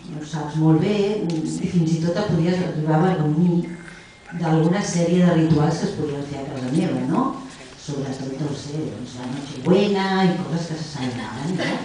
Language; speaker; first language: Catalan; non-native, local second language; Spanish